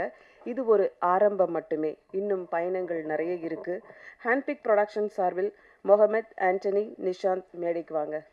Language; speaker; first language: Tamil; native; Tamil